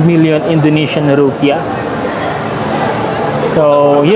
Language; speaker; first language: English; non-native, local second language; Filipino